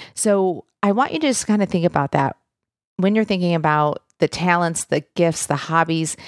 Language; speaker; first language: English; native; English